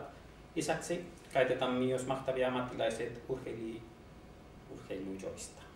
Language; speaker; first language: Finnish; non-native, learner; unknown